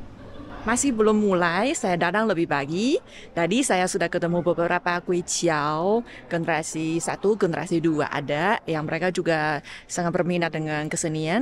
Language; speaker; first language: Indonesian; non-native, fluent; Chinese